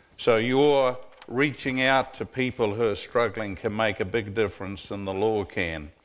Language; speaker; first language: English; native; English